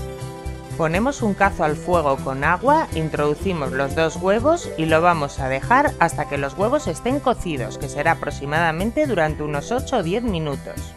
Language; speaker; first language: Spanish; native; Spanish